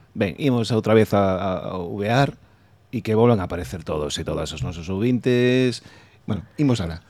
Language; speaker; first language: Galician; non-native, local second language; Spanish